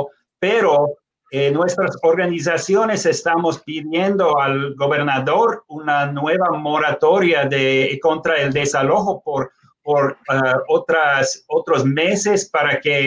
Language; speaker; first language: Spanish; non-native, fluent; English